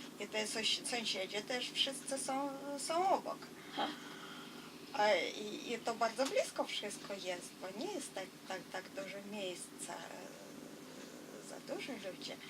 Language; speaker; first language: Polish; non-native, fluent; Russian